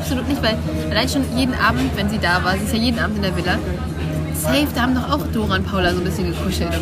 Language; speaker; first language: German; native; German